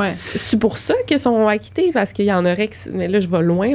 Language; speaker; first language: French; native; French